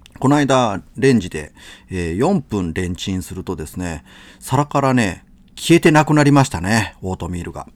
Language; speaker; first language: Japanese; native; Japanese